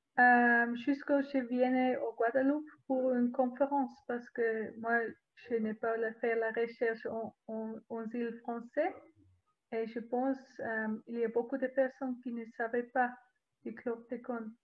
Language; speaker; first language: French; non-native, learner; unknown